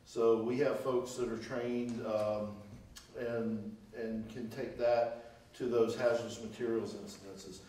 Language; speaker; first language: English; native; English